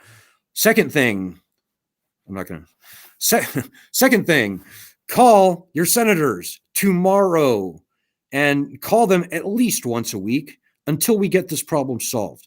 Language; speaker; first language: English; native; English